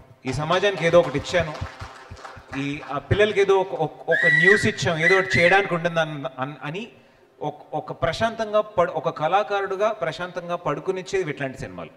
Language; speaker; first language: Telugu; native; Telugu